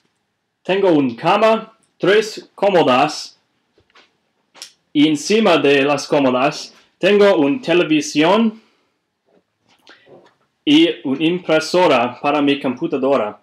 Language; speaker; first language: Spanish; non-native, learner; English